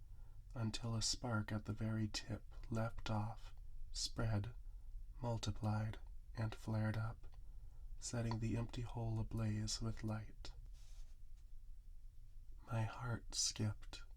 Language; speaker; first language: English; native; English